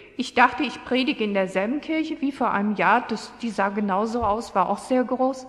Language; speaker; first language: German; native; German